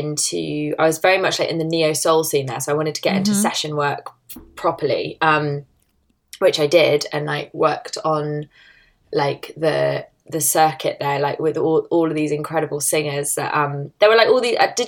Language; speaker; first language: English; native; English